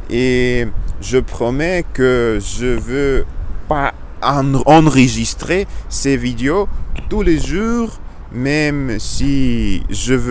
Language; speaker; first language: French; non-native, learner; Russian